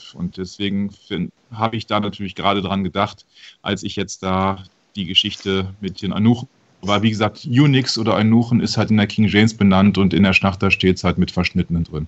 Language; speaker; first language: German; native; German